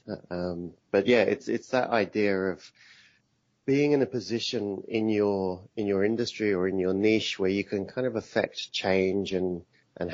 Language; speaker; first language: English; native; English